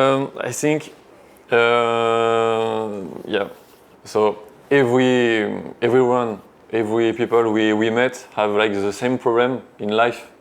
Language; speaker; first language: English; non-native, learner; French